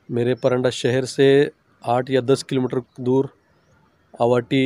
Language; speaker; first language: Hindi; non-native, local second language; Urdu